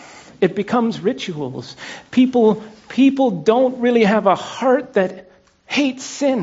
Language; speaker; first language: English; native; English